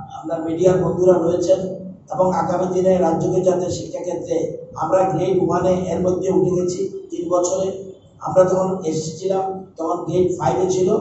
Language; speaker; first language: Bangla; native; Bangla